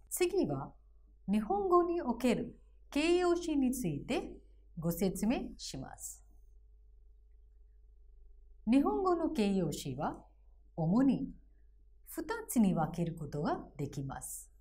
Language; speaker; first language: Japanese; non-native, fluent; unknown